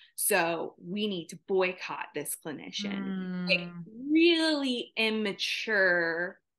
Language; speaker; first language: English; native; English